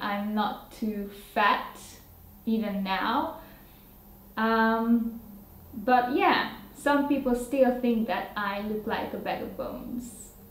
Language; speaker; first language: English; non-native, fluent; Hungarian